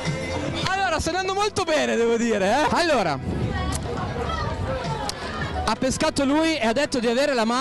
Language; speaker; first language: Italian; native; Italian